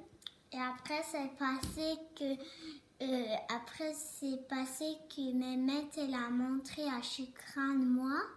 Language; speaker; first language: French; early bilingual, other home language; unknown